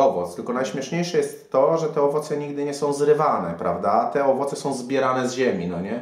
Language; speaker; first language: Polish; native; Polish